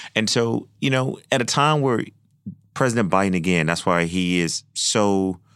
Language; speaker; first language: English; native; English